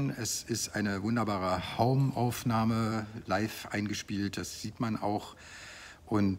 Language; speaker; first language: German; native; German